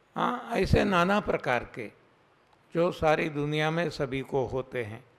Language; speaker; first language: Hindi; non-native, local second language; Gujarati